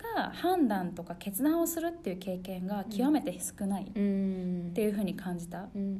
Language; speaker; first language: Japanese; early bilingual, other home language; Chinese